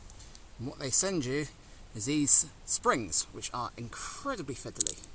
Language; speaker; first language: English; native; English